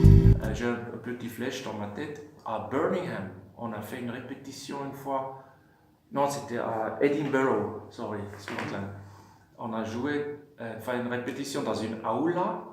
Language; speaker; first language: French; non-native, fluent; German